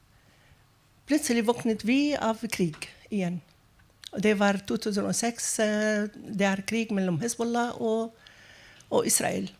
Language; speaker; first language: Norwegian; non-native, fluent; Arabic